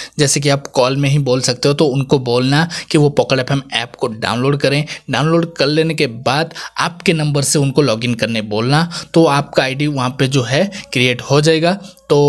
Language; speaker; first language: Hindi; native; Hindi